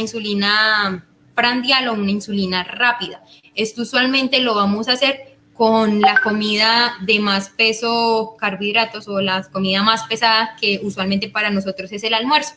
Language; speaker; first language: Spanish; native; Spanish